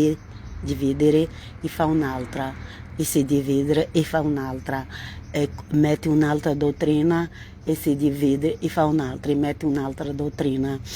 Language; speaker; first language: Italian; non-native, learner; Portuguese